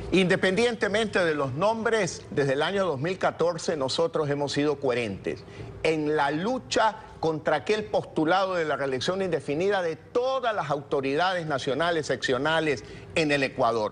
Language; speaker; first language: Spanish; native; Spanish